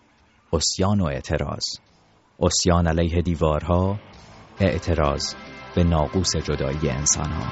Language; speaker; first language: Persian; native; Persian